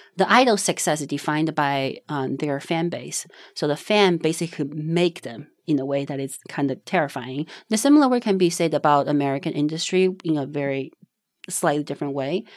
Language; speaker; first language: English; non-native, fluent; Chinese